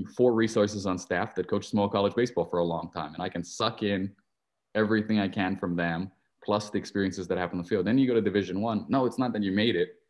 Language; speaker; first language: English; native; English